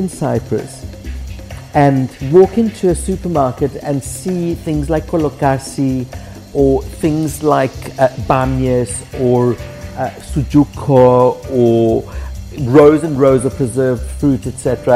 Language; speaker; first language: English; native; English